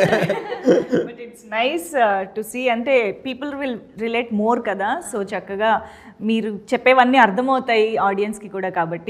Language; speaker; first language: Telugu; native; Telugu